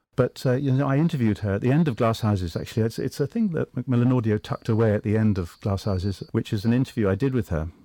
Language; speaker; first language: English; native; English